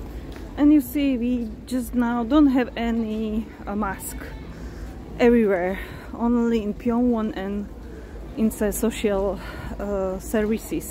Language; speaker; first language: English; non-native, learner; Slovak